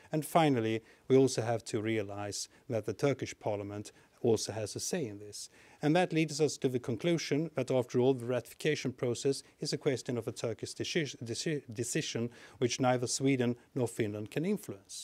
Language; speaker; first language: English; non-native, fluent; Swedish